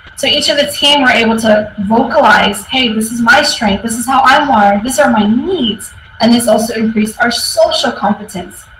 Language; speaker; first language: English; native; English